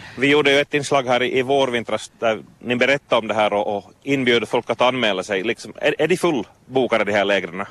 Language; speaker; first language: Swedish; native; Swedish